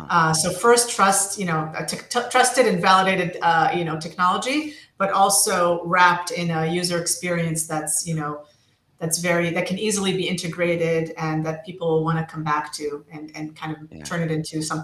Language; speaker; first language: English; native; English